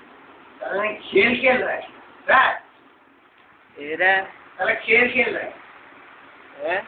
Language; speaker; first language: Hindi; non-native, local second language; Telugu